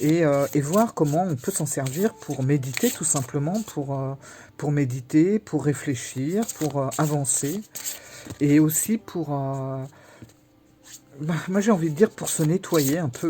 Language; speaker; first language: French; native; French